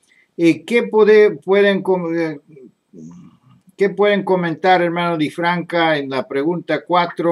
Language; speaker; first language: Spanish; non-native, fluent; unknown